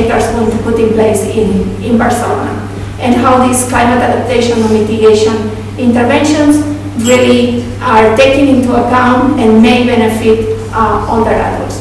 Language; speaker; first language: English; non-native, fluent; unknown